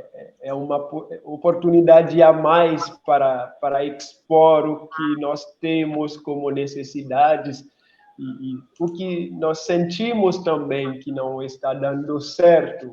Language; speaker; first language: Portuguese; non-native, local second language; Haitian Creole